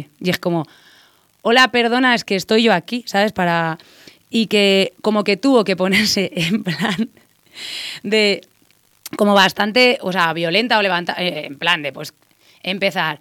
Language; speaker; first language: Spanish; native; Spanish